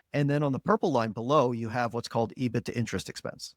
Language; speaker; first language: English; native; English